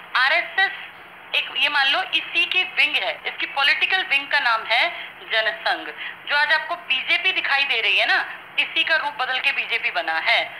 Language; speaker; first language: Hindi; native; Hindi